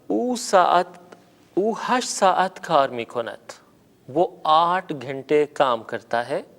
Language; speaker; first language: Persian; non-native, fluent; Urdu